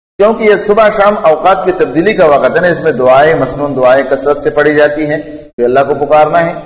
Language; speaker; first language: Urdu; non-native, local second language; Pashto